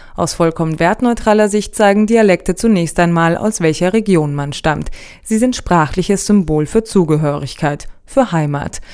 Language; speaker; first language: German; native; German